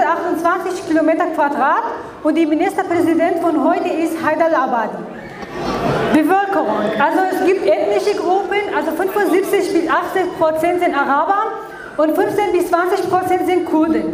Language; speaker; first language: German; non-native, learner; Kurdish